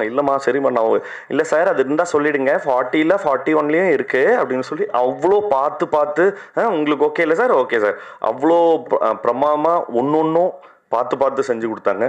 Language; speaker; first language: Tamil; native; Tamil